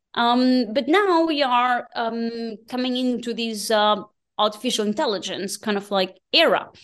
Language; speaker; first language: English; non-native, fluent; Portuguese